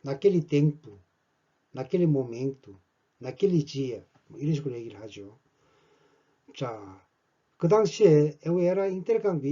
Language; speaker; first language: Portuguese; non-native, fluent; Korean